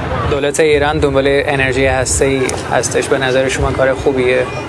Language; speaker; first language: Persian; non-native, learner; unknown